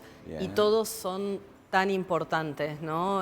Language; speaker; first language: Spanish; native; Spanish